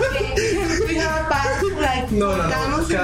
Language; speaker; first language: English; non-native, learner; Spanish